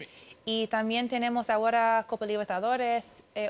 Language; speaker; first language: Spanish; early bilingual, heritage; English